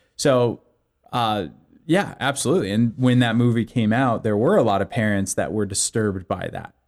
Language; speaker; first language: English; early bilingual, other home language; Korean